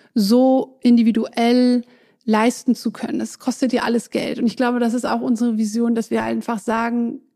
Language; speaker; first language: German; non-native, local second language; French